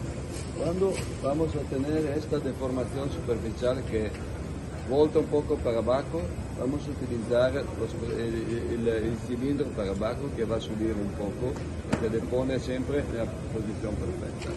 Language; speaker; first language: Spanish; non-native, learner; Italian